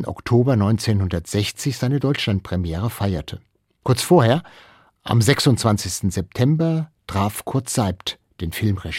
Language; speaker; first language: German; native; German